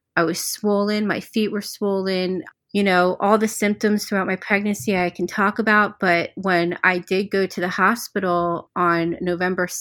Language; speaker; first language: English; native; English